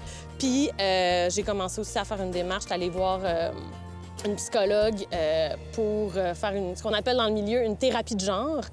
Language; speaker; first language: French; native; French